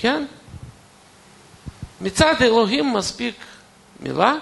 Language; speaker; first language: Hebrew; non-native, fluent; Russian